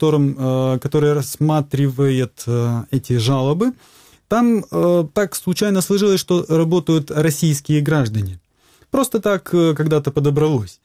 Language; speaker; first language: Russian; native; Russian